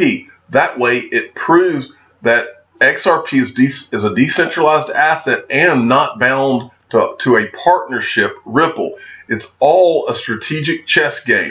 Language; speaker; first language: English; native; English